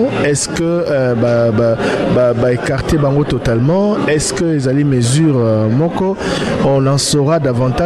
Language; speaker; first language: French; non-native, local second language; Lingala